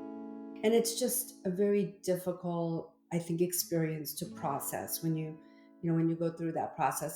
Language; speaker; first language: English; early bilingual, other home language; Korean